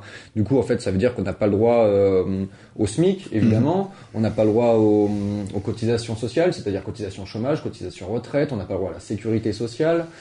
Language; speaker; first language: French; native; French